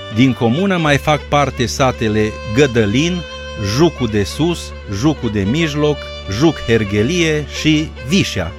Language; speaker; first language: Romanian; native; Romanian